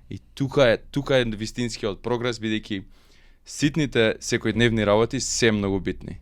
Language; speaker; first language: Macedonian; early bilingual, heritage; Macedonian